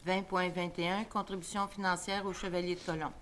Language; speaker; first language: French; native; French